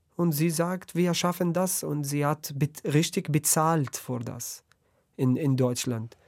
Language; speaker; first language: German; non-native, learner; Arabic